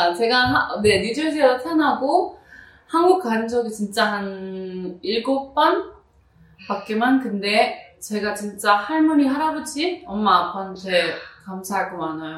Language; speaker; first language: Korean; early bilingual, heritage; Korean